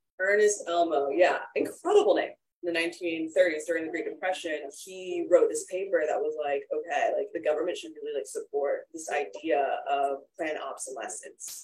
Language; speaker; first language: English; native; English